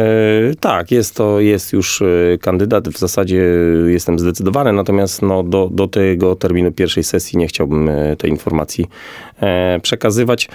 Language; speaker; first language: Polish; native; Polish